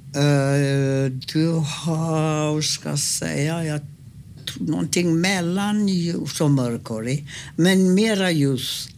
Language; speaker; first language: Swedish; non-native, fluent; English